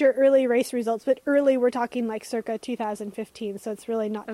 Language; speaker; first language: English; native; English